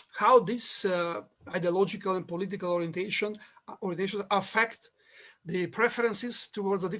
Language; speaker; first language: English; non-native, fluent; Macedonian